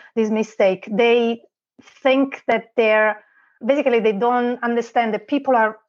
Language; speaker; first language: English; non-native, fluent; Italian